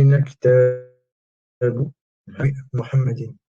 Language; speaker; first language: Arabic; non-native, learner; French